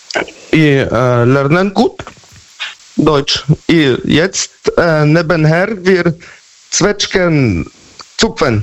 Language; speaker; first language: German; non-native, learner; Polish